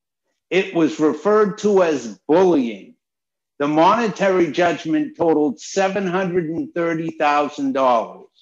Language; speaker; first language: English; native; English